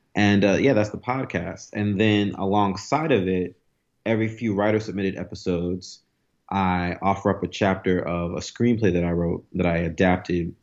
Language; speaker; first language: English; native; English